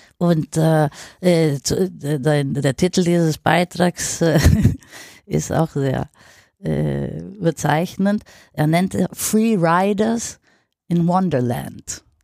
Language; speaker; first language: German; non-native, fluent; Greek